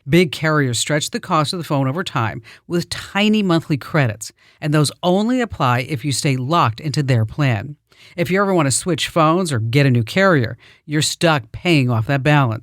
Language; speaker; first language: English; native; English